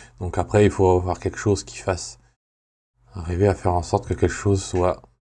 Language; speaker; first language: French; native; French